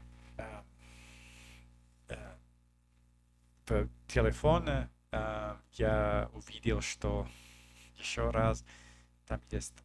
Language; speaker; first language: Russian; non-native, learner; English